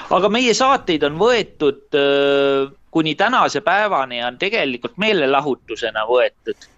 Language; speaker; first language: Estonian; native; Estonian